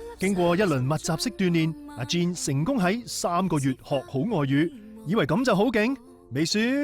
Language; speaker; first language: Cantonese; native; Cantonese